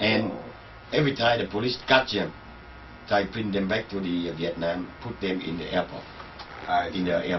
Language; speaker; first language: English; non-native, learner; Vietnamese